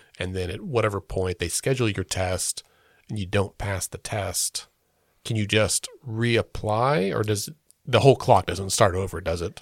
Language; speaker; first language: English; native; English